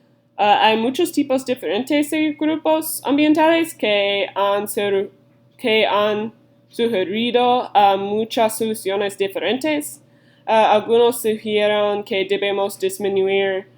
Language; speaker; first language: Spanish; non-native, learner; English